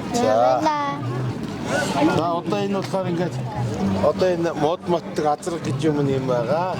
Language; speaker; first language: Mongolian; non-native, local second language; Kazakh